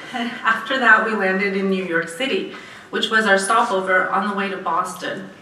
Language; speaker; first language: English; early bilingual, other home language; Romanian